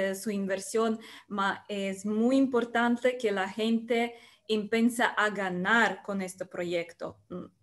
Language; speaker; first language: Spanish; non-native, learner; Russian